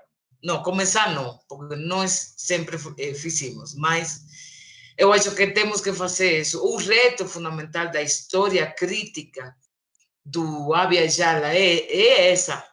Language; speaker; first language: Portuguese; non-native, learner; Spanish